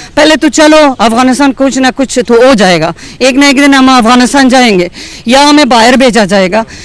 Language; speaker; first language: Hindi; non-native, fluent; Persian